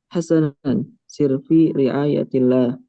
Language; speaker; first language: Arabic; non-native, learner; Indonesian